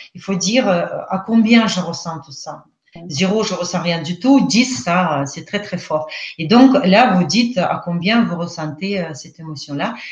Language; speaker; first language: French; non-native, fluent; Russian